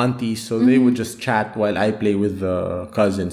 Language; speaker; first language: English; non-native, local second language; Filipino